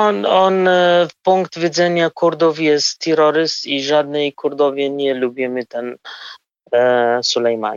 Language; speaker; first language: Polish; non-native, fluent; Kurdish